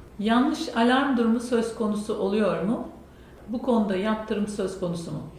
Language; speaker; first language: Turkish; native; Turkish